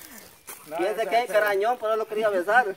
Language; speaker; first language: Spanish; native; Spanish